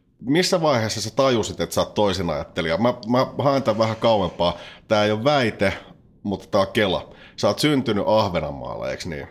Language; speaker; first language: Finnish; native; Finnish